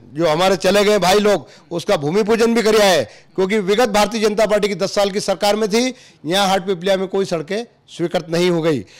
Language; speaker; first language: Hindi; native; Hindi